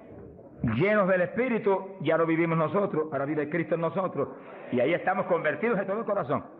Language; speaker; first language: Spanish; native; Spanish